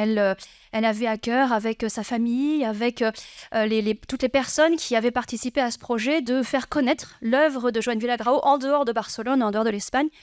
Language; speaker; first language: French; native; French